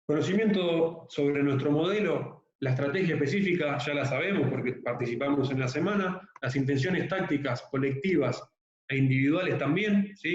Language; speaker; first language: Spanish; native; Spanish